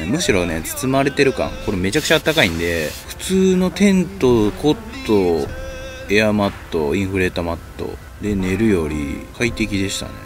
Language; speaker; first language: Japanese; native; Japanese